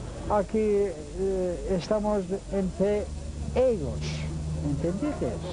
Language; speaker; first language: Spanish; early bilingual, heritage; Ladino